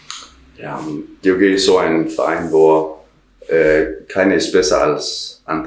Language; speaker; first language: German; non-native, learner; Danish